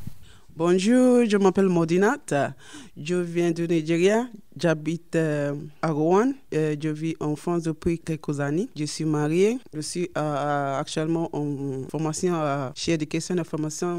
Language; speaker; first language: French; non-native, learner; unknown